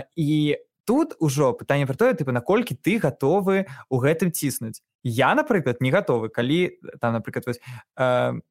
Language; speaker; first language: Belarusian; non-native, local second language; Russian